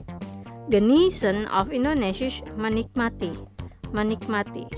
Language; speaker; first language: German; non-native, fluent; Indonesian